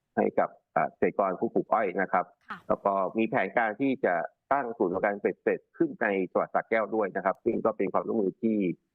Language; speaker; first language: Thai; native; Thai